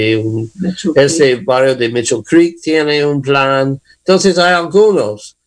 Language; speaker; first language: Spanish; non-native, learner; English